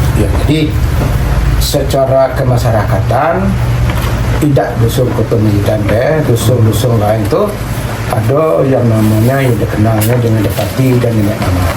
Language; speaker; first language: Malay; non-native, local second language; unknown